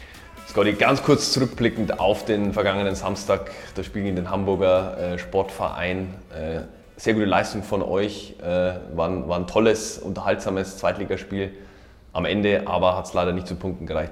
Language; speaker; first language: German; native; German